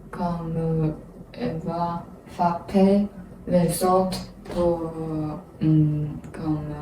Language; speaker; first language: French; non-native, learner; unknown